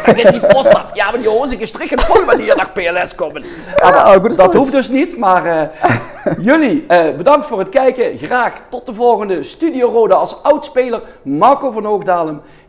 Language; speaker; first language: Dutch; native; Dutch